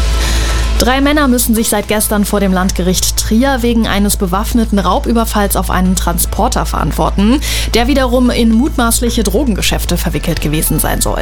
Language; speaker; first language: German; native; German